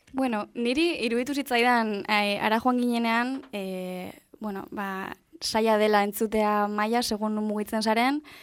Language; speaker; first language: Basque; non-native, local second language; Spanish